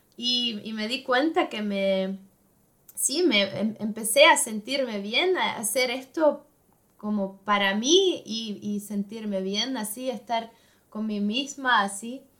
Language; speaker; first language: Spanish; non-native, fluent; German